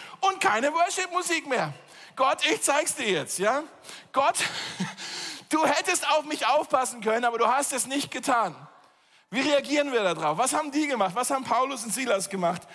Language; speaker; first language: German; native; German